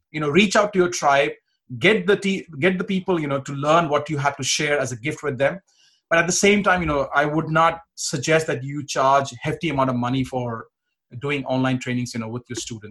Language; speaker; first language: English; non-native, local second language; Punjabi